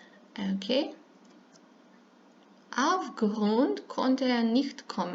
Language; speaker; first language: German; non-native, fluent; Serbian